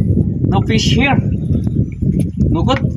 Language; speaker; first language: English; non-native, learner; Filipino